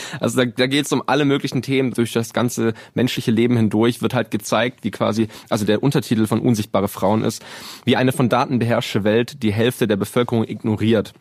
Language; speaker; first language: German; native; German